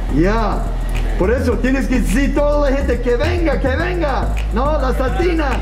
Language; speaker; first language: Spanish; non-native, learner; English